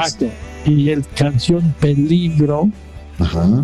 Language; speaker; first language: Spanish; non-native, fluent; English